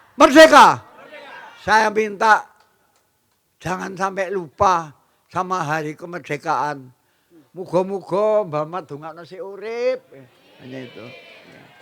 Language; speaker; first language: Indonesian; non-native, local second language; Javanese